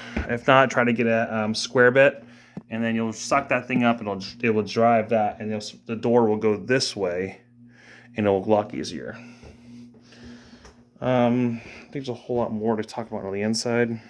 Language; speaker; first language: English; native; English